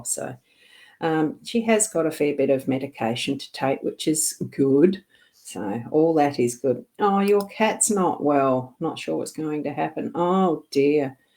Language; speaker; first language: English; native; English